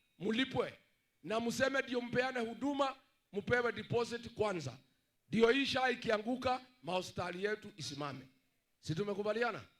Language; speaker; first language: Swahili; non-native, local second language; Kikuyu